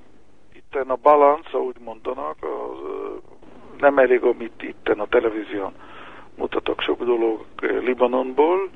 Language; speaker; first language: Hungarian; early bilingual, heritage; Hebrew